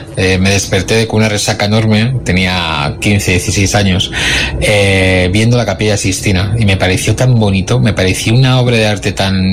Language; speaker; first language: Spanish; native; Spanish